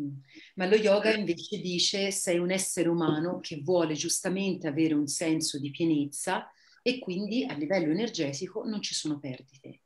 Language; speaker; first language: Italian; native; Italian